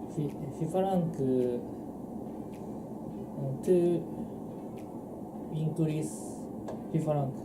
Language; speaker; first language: English; non-native, learner; Japanese